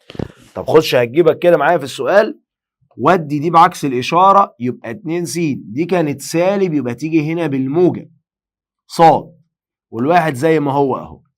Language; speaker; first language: Arabic; native; Arabic